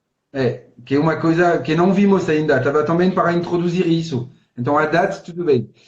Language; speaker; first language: Portuguese; non-native, fluent; French